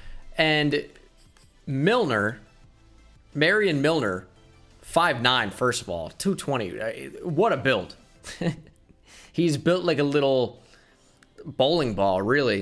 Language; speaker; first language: English; native; English